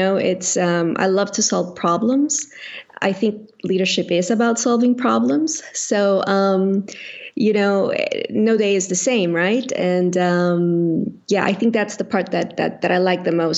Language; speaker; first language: English; native; English